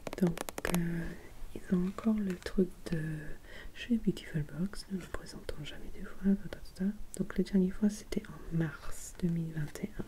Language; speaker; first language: French; non-native, fluent; English